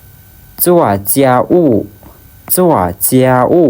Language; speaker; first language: Chinese; non-native, fluent; Lao